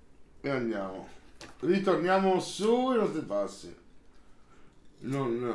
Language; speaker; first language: Italian; native; Italian